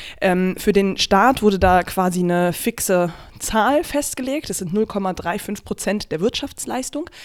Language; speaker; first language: German; native; German